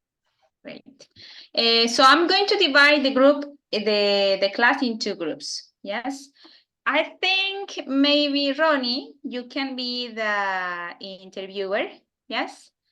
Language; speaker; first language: English; non-native, fluent; Spanish